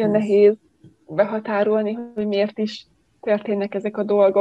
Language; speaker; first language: Hungarian; native; Hungarian